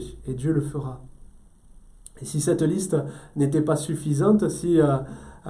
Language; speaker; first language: French; native; French